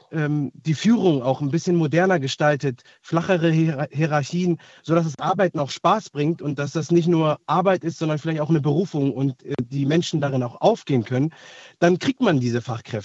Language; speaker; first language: German; native; German